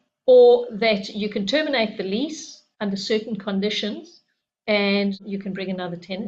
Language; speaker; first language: English; native; English